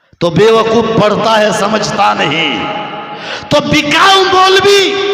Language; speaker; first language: Urdu; non-native, local second language; Bangla